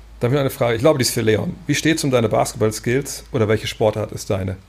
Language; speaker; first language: German; native; German